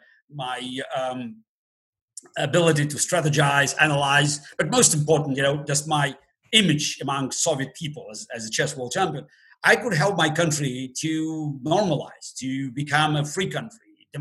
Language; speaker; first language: English; non-native, fluent; Russian